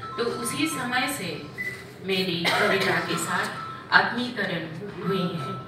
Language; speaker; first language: Hindi; non-native, local second language; Manipuri